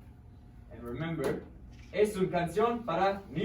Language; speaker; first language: Spanish; non-native, fluent; English